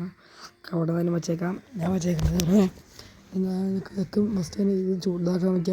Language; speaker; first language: Malayalam; native; Malayalam